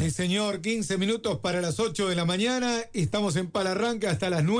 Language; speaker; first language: Spanish; native; Spanish